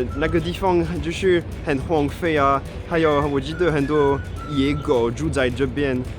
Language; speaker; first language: Chinese; non-native, fluent; French